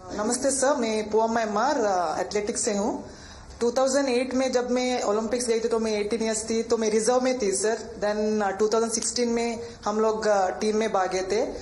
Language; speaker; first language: Hindi; native; Hindi